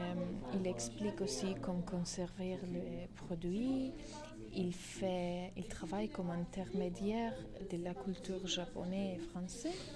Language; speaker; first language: French; non-native, learner; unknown